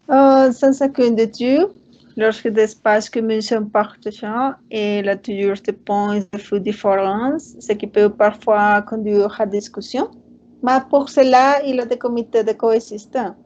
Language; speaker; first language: French; non-native, learner; Spanish